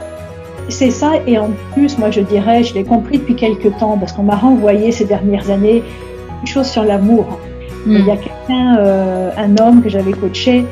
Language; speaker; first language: French; native; French